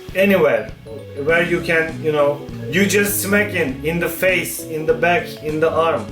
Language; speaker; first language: English; non-native, fluent; Turkish